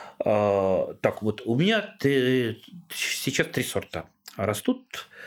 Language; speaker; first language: Russian; native; Russian